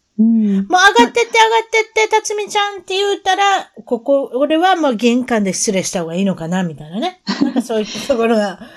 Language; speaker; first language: Japanese; native; Japanese